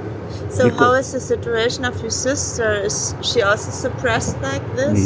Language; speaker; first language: English; non-native, fluent; German